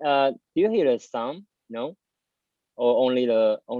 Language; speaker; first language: English; non-native, learner; Chinese